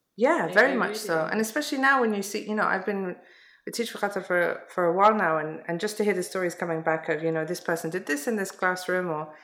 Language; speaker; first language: English; native; English